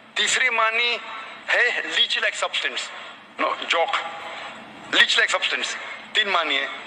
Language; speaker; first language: Hindi; non-native, local second language; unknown